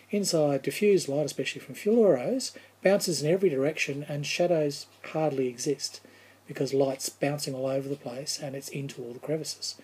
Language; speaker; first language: English; native; English